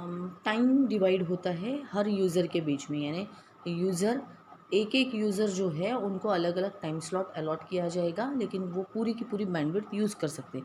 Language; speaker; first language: Hindi; non-native, local second language; Marathi